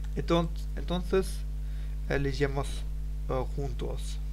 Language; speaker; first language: Spanish; non-native, learner; German